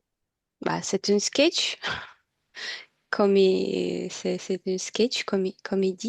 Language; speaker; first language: French; non-native, learner; Ukrainian